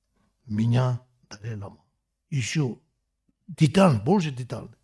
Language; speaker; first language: Russian; non-native, learner; Tibetan